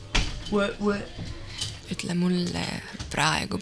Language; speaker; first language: Estonian; non-native, learner; French